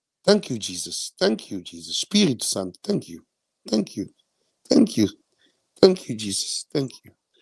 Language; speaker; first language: English; non-native, learner; Kabuverdianu